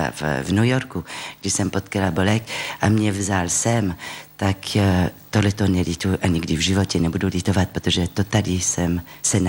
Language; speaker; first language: Czech; non-native, fluent; French